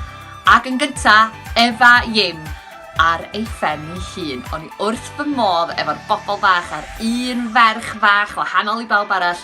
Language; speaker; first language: Welsh; native; Welsh